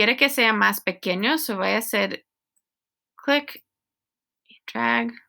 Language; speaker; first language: Spanish; non-native, learner; English